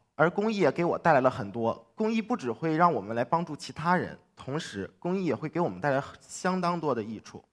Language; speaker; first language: Chinese; native; Chinese